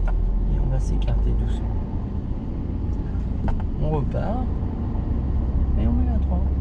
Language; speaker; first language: French; native; French